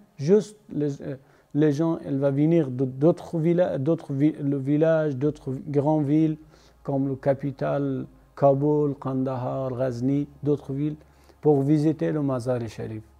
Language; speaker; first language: French; non-native, learner; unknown